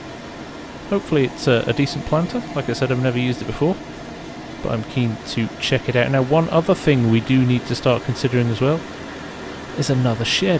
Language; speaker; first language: English; native; English